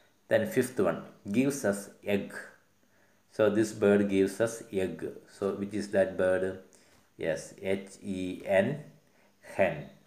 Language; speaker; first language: English; non-native, local second language; Malayalam